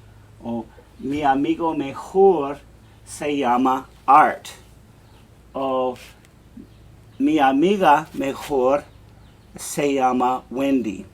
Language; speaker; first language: Spanish; non-native, fluent; English